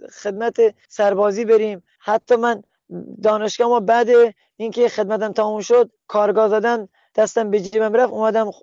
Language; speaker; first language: Persian; native; Persian